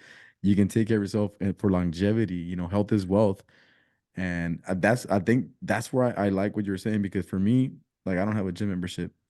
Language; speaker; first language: English; early bilingual, other home language; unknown